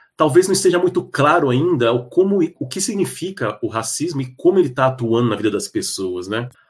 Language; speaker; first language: Portuguese; native; Portuguese